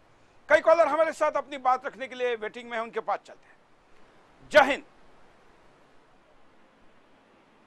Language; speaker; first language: Hindi; native; Hindi